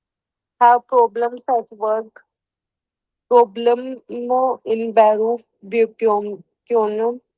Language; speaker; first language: English; non-native, local second language; Hindi